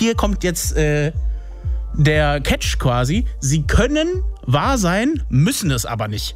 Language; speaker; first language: German; native; German